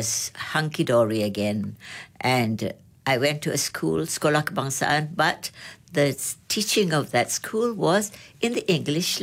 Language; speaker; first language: English; non-native, local second language; Malay